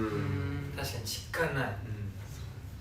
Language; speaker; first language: Japanese; native; Japanese